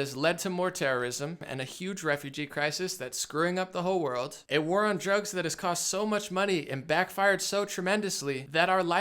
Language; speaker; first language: English; native; English